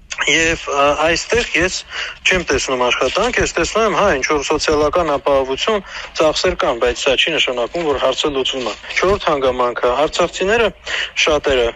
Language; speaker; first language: Armenian; native; Armenian